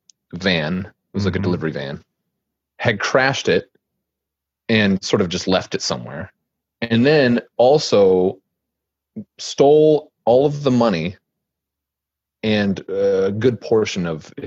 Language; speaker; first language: English; native; English